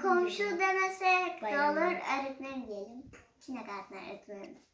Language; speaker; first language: Turkish; early bilingual, other home language; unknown